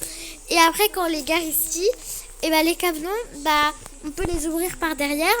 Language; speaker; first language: French; native; French